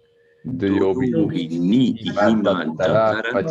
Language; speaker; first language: Japanese; non-native, learner; English